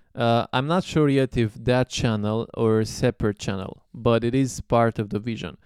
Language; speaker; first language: English; non-native, fluent; Romanian